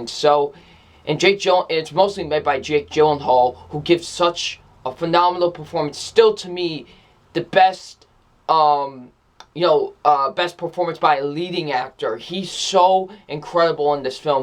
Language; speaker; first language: English; native; English